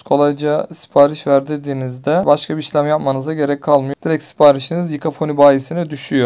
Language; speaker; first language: Turkish; native; Turkish